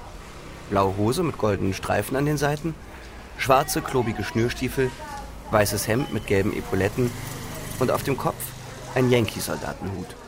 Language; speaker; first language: German; native; German